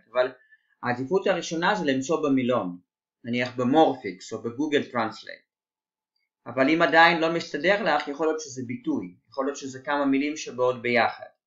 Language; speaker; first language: Hebrew; native; Hebrew